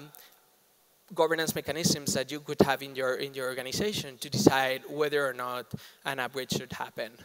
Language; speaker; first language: English; non-native, fluent; Spanish